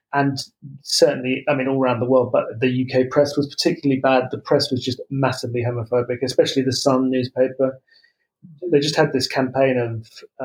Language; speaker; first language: English; native; English